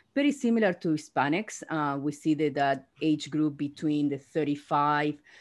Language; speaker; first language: English; non-native, fluent; Spanish